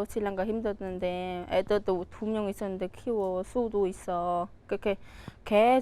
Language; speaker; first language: Korean; non-native, learner; Khmer